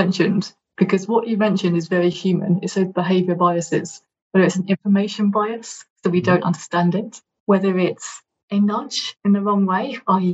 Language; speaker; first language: English; native; English